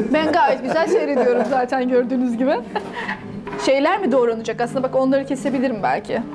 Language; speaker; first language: Turkish; native; Turkish